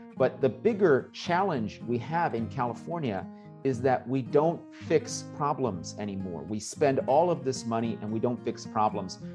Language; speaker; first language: English; early bilingual, other home language; Chinese